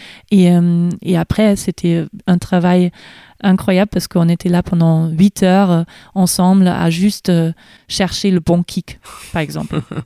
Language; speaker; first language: French; non-native, fluent; German